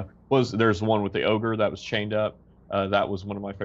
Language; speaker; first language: English; native; English